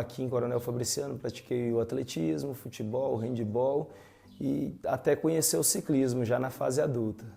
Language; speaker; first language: Portuguese; native; Portuguese